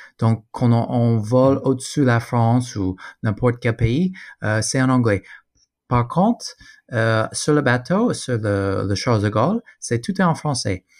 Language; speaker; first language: French; non-native, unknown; English